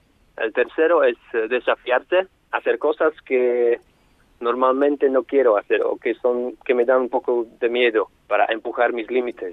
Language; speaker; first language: Spanish; non-native, fluent; Slovak